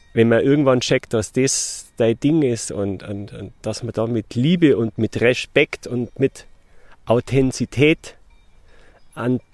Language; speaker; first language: German; native; German